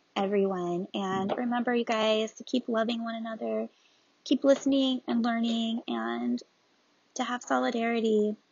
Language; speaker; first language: English; native; English